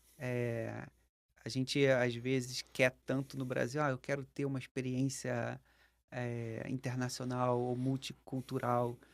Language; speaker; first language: Portuguese; native; Portuguese